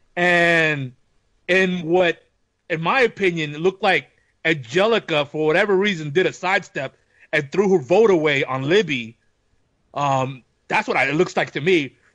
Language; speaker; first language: English; native; English